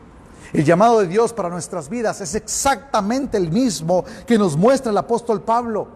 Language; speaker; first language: Spanish; native; Spanish